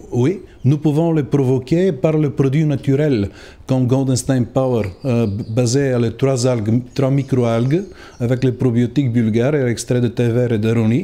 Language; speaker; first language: French; non-native, fluent; Bulgarian